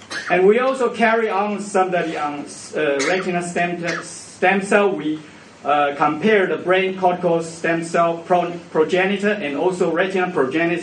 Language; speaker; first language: English; non-native, fluent; Chinese